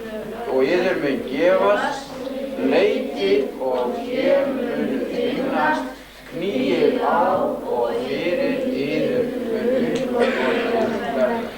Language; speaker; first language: Icelandic; native; Icelandic